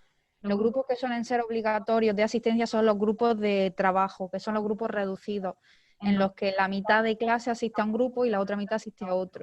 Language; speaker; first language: Spanish; native; Spanish